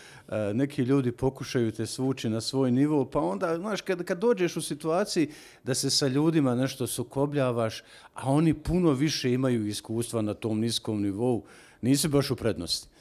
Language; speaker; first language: Serbian; native; Serbian